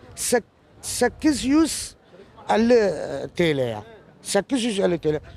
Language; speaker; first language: Turkish; non-native, learner; Azerbaijani